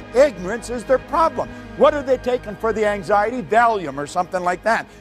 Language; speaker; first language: English; native; English